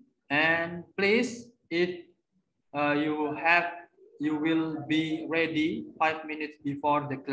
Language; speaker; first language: English; non-native, learner; Indonesian